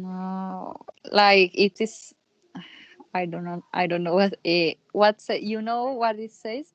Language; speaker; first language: English; non-native, learner; Spanish